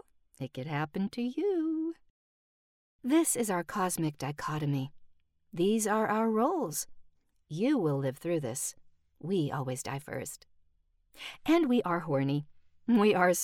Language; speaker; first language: English; early bilingual, other home language; Spanish